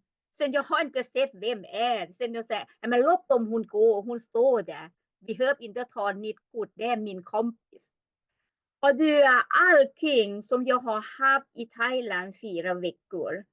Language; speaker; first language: Swedish; non-native, learner; Thai